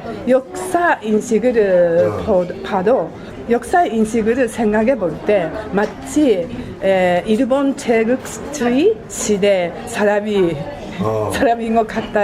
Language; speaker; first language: Korean; non-native, fluent; Japanese